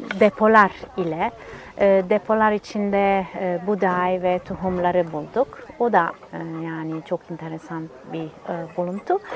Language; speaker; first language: Turkish; non-native, learner; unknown